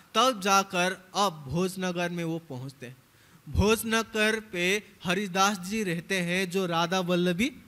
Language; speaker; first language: Hindi; native; Hindi